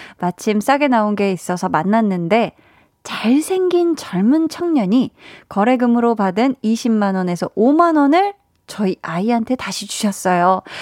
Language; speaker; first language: Korean; native; Korean